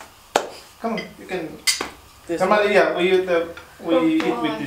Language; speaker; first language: English; non-native, learner; Indonesian